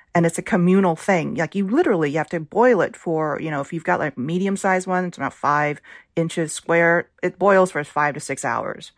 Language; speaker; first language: English; early bilingual, other home language; Vietnamese